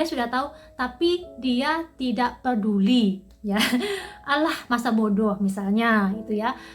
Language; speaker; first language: Indonesian; native; Indonesian